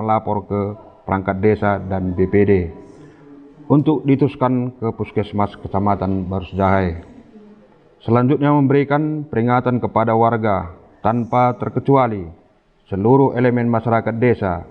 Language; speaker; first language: Indonesian; non-native, local second language; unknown